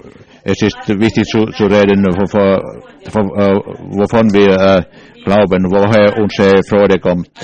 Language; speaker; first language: German; non-native, learner; English